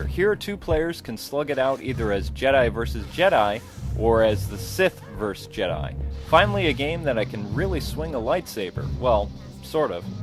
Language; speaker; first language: English; native; English